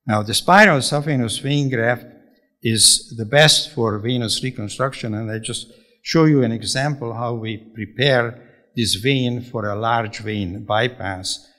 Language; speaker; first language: English; non-native, fluent; Hungarian